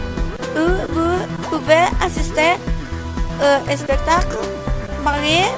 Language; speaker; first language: French; non-native, learner; Spanish